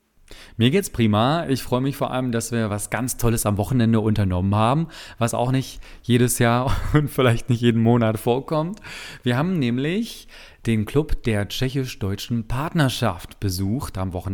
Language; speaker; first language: German; native; German